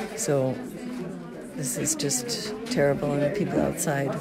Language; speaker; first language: English; native; English